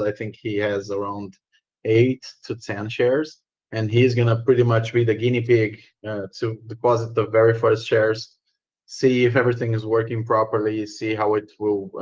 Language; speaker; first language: English; non-native, fluent; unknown